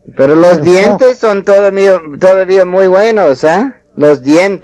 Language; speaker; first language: Spanish; non-native, fluent; English